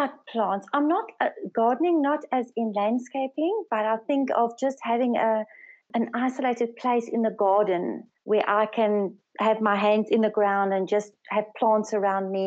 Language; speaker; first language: English; non-native, local second language; Afrikaans